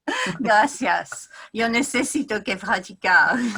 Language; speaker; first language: Spanish; non-native, learner; English